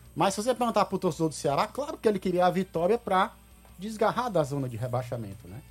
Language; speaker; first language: Portuguese; native; Portuguese